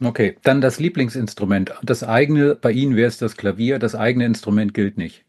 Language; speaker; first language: German; native; German